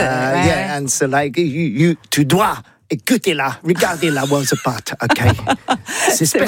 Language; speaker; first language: French; non-native, learner; English